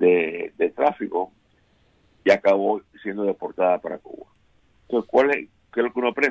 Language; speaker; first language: Spanish; native; Spanish